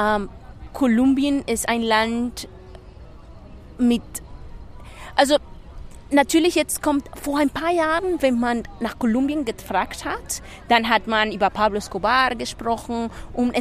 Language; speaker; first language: German; non-native, fluent; Spanish